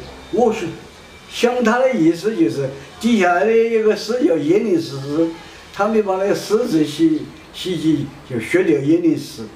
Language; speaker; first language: Chinese; non-native, local second language; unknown